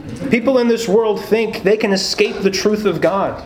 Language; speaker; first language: English; native; English